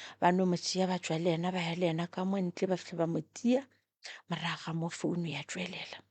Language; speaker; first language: Northern Sotho; non-native, local second language; Tsonga